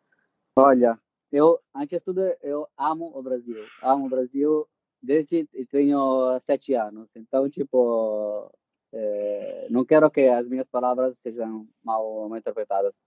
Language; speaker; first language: Portuguese; non-native, fluent; Italian